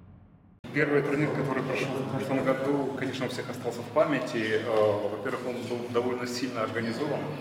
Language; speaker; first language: Russian; native; Russian